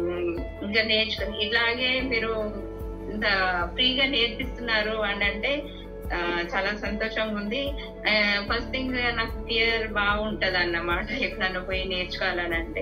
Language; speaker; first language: Telugu; non-native, local second language; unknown